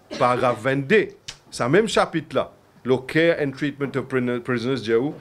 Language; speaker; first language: French; non-native, local second language; Morisyen